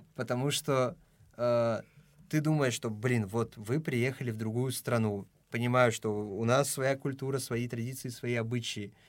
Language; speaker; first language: Russian; non-native, local second language; Tajik